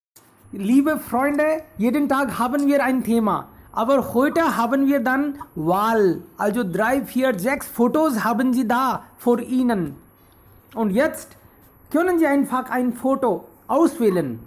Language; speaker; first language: German; non-native, fluent; Hindi